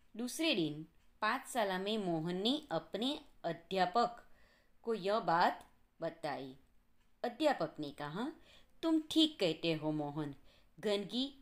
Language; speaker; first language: Hindi; non-native, local second language; Gujarati